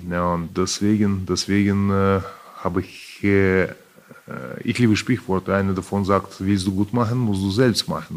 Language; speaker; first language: German; non-native, fluent; Russian